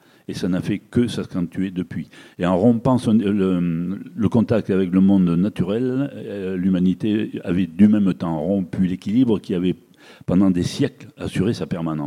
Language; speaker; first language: French; native; French